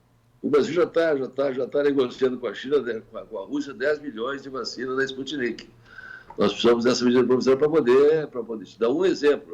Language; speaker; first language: Portuguese; native; Portuguese